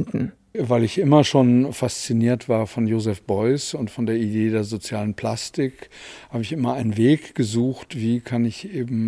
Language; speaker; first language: German; native; German